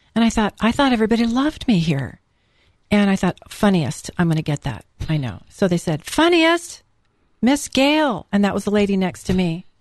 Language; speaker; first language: English; native; English